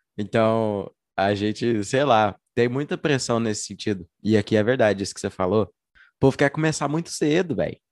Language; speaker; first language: Portuguese; native; Portuguese